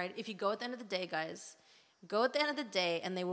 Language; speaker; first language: English; native; English